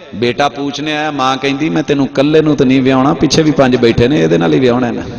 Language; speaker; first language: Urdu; non-native, local second language; Punjabi